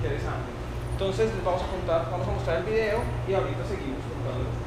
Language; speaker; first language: Spanish; native; Spanish